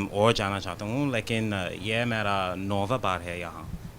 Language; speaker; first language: Hindi; non-native, fluent; English